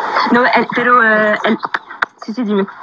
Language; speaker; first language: Spanish; non-native, learner; French